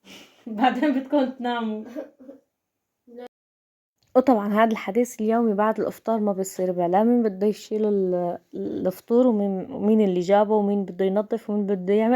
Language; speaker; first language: Arabic; native; Arabic